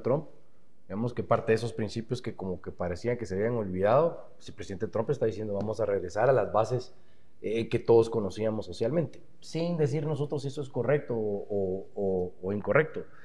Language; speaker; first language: Spanish; native; Spanish